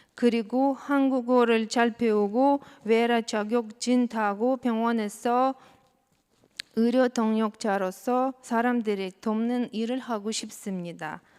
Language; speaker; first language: Korean; non-native, learner; Russian